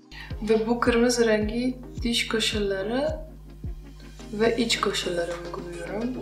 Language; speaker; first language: Turkish; non-native, fluent; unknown